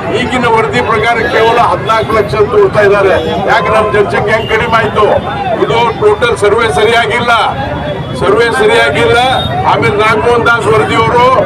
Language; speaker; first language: Kannada; non-native, local second language; Lambadi